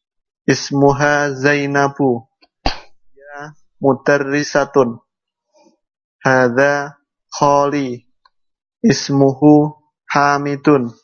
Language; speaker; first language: Arabic; non-native, learner; Indonesian